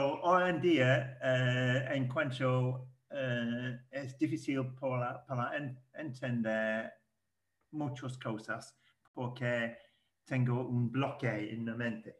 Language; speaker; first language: Spanish; non-native, learner; English